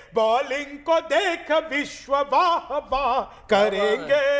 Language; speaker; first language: Hindi; native; Hindi